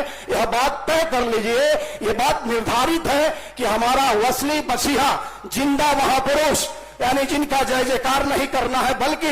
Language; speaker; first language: Hindi; native; Hindi